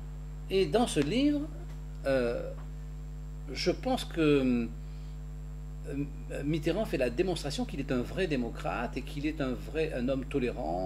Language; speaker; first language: French; native; French